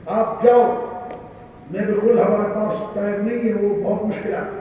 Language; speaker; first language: Urdu; non-native, learner; Arabic